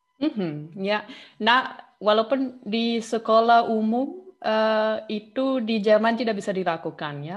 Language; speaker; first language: Indonesian; non-native, fluent; German